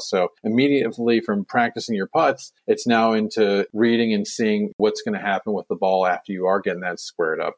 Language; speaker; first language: English; native; English